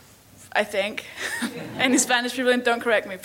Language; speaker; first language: English; non-native, fluent; Danish